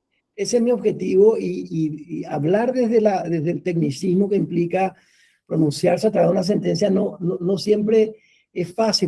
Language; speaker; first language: Spanish; native; Spanish